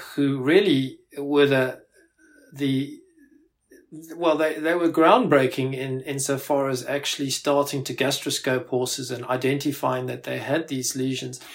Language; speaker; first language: English; native; English